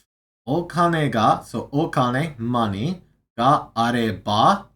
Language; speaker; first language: Japanese; non-native, learner; English